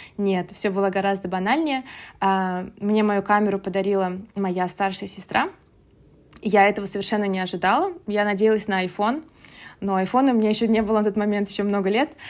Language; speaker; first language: Russian; native; Russian